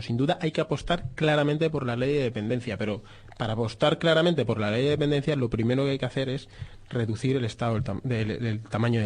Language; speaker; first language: Spanish; native; Spanish